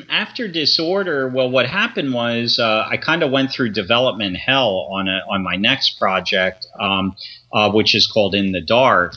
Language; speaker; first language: English; native; English